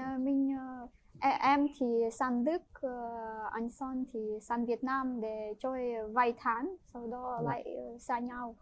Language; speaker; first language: Vietnamese; non-native, fluent; Ukrainian